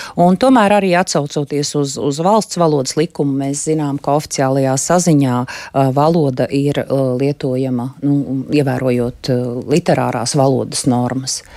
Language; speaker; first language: Latvian; native; Latvian